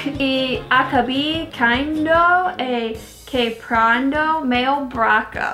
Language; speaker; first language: Portuguese; non-native, learner; English